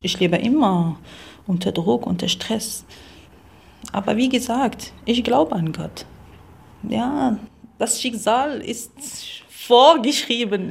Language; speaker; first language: German; non-native, learner; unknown